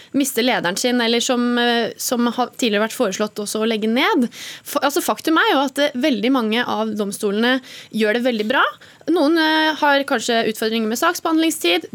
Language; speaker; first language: Norwegian; native; Norwegian